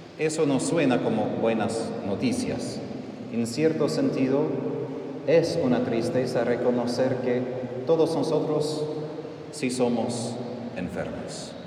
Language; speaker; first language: Spanish; non-native, fluent; English